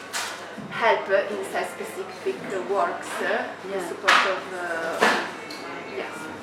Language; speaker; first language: English; non-native, fluent; Italian